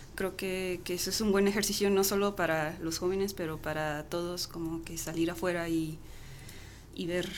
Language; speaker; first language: Spanish; native; Spanish